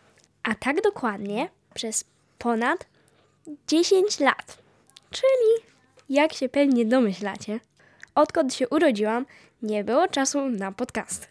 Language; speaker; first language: Polish; early bilingual, heritage; Polish